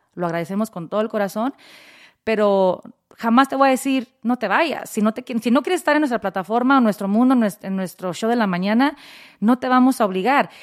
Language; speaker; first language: Spanish; early bilingual, heritage; Spanish